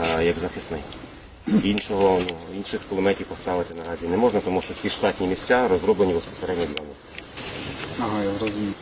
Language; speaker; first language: Ukrainian; native; Ukrainian